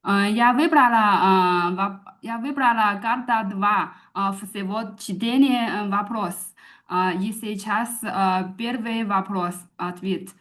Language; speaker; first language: Russian; non-native, learner; Chinese